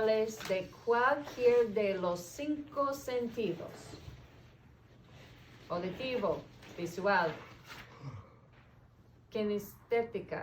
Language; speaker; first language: Spanish; non-native, learner; English